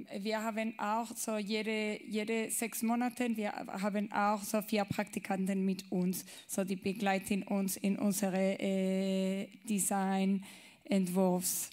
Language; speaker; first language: German; non-native, learner; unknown